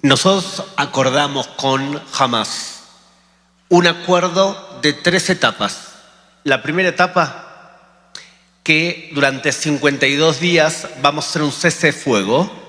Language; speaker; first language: Spanish; native; Spanish